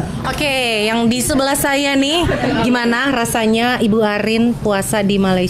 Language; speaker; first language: Indonesian; native; Indonesian